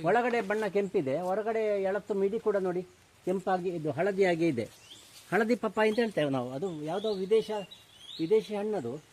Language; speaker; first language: Kannada; non-native, local second language; Tulu